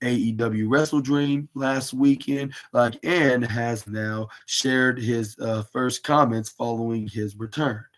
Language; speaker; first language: English; native; English